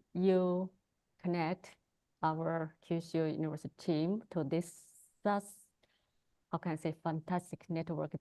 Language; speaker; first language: English; non-native, learner; Chinese